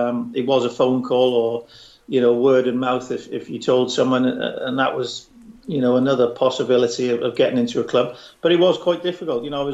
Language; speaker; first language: English; native; English